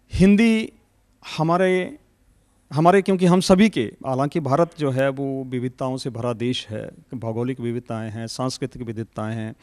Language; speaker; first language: Hindi; native; Hindi